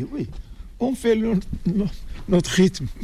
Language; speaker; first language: French; non-native, learner; Kabuverdianu